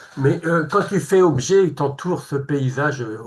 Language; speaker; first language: French; native; French